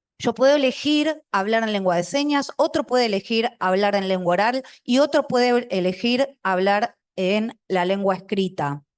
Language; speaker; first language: Spanish; non-native, local second language; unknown